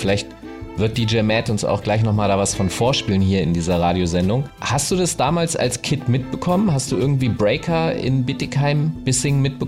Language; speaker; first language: German; native; German